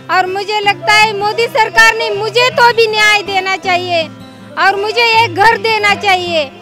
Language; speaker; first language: Hindi; non-native, local second language; Marathi